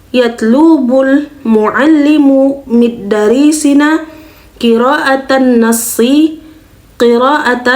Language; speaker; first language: Arabic; non-native, learner; Indonesian